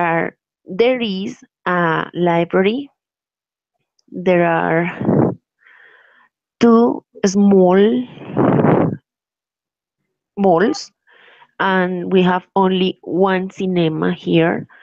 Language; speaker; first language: English; non-native, learner; Spanish